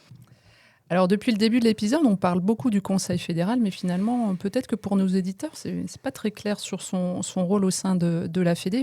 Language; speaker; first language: French; native; French